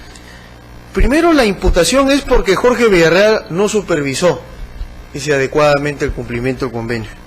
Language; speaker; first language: Spanish; native; Spanish